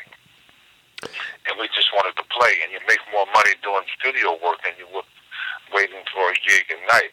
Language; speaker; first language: English; native; English